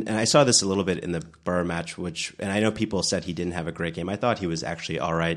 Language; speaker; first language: English; native; English